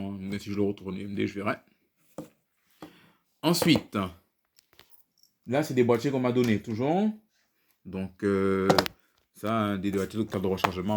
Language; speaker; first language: French; native; French